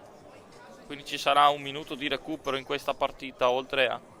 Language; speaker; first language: Italian; native; Italian